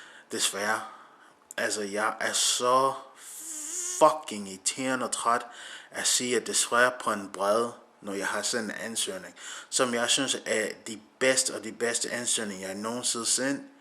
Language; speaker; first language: Danish; non-native, learner; English